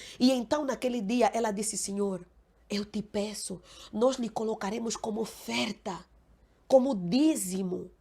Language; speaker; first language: Portuguese; non-native, local second language; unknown